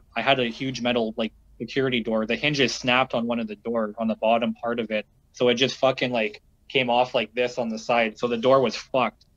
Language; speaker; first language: English; native; English